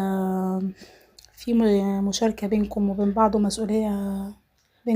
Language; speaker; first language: Arabic; native; Arabic